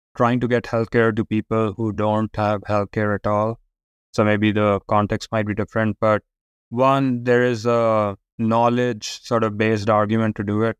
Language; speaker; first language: English; non-native, local second language; Hindi